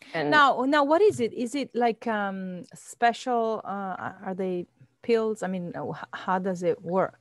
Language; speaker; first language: English; non-native, fluent; Italian